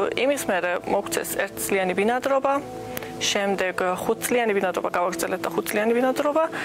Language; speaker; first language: Georgian; early bilingual, heritage; Georgian